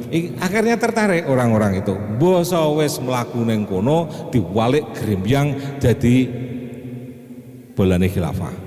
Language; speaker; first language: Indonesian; non-native, local second language; Javanese